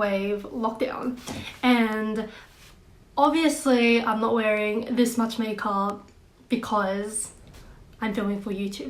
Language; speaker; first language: English; non-native, fluent; Korean